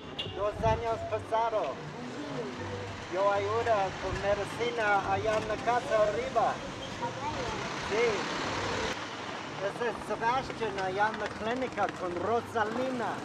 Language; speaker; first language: Spanish; non-native, learner; English